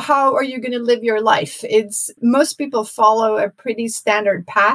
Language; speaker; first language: English; non-native, fluent; Norwegian